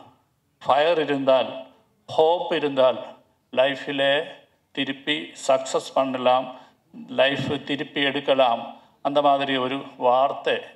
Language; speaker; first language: Tamil; non-native, learner; Malayalam